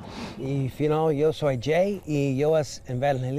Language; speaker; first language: Spanish; non-native, learner; English